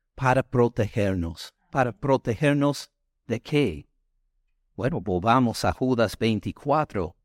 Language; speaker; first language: Spanish; non-native, fluent; English